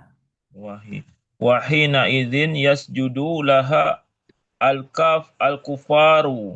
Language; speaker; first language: Arabic; non-native, learner; Indonesian